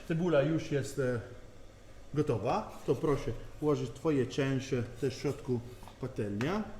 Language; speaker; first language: Polish; non-native, learner; Italian